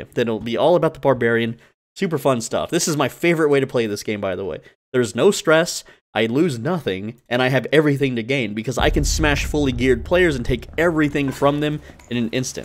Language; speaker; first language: English; native; English